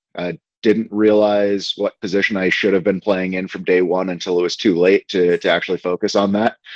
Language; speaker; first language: English; native; English